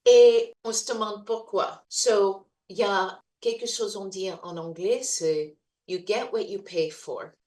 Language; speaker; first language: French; non-native, fluent; English